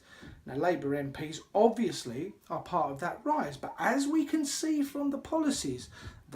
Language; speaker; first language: English; native; English